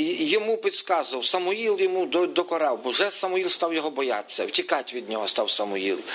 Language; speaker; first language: Ukrainian; native; Ukrainian